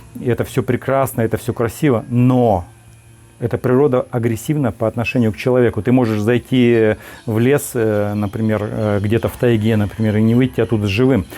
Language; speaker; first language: Russian; native; Russian